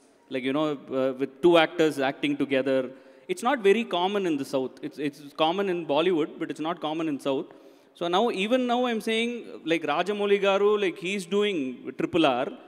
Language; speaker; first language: English; non-native, local second language; Tamil